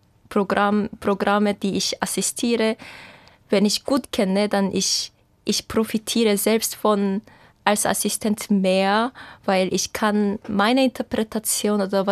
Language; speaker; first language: German; non-native, fluent; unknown